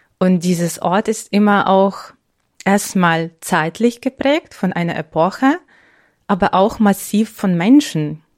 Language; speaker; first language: German; non-native, fluent; Ukrainian